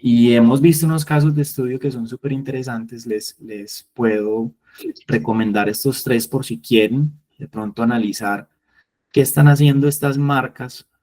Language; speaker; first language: Spanish; native; Spanish